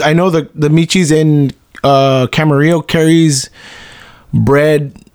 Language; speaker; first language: English; early bilingual, other home language; Spanish